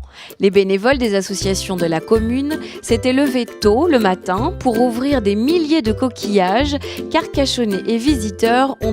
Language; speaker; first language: French; native; French